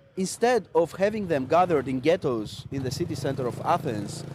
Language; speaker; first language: English; non-native, fluent; Greek